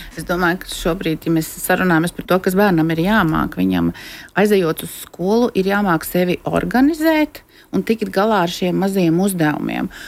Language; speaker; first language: Latvian; native; Latvian